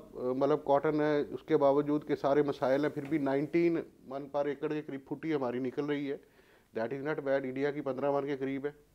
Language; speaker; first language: Urdu; non-native, local second language; Punjabi